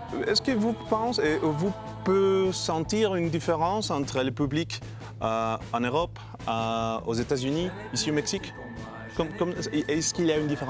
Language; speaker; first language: French; non-native, learner; Spanish